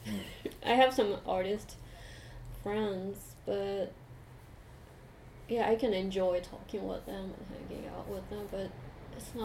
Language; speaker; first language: English; non-native, fluent; Japanese